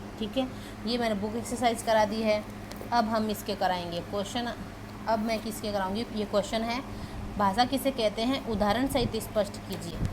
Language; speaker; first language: Hindi; native; Hindi